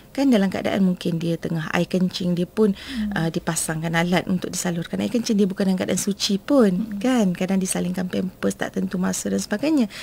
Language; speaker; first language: Malay; native; Malay